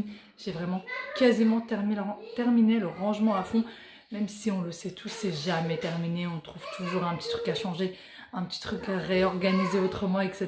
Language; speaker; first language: French; native; French